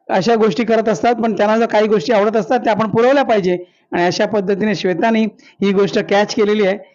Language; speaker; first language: Marathi; non-native, local second language; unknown